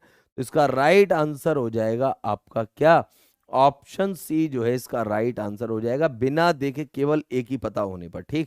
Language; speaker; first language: Hindi; native; Hindi